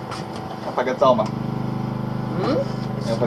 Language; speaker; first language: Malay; non-native, local second language; Chinese